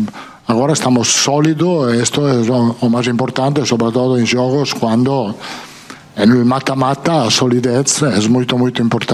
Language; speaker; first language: Portuguese; non-native, fluent; Italian